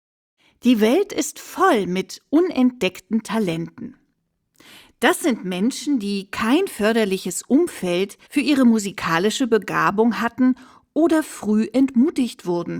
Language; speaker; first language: German; native; German